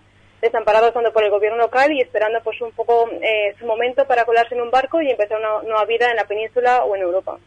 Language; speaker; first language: Spanish; native; Spanish